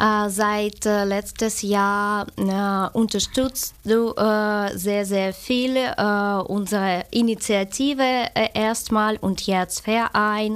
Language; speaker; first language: German; non-native, learner; Ukrainian